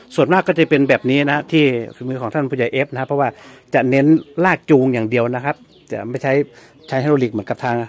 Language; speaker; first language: Thai; non-native, local second language; Northeastern Thai